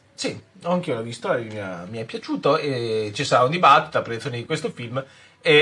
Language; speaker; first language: Italian; native; Italian